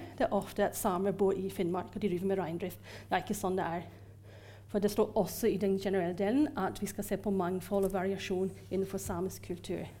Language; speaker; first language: Norwegian; non-native, fluent; English